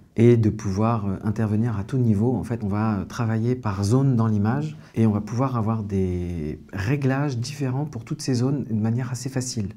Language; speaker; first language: French; native; French